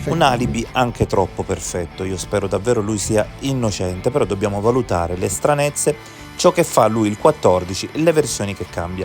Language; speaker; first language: Italian; native; Italian